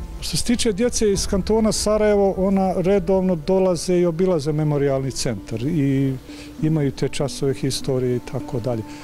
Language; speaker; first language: Serbian; native; Serbian